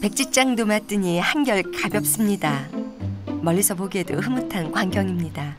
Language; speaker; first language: Korean; native; Korean